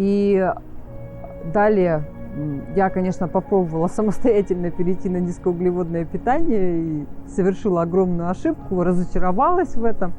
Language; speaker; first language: Russian; native; Russian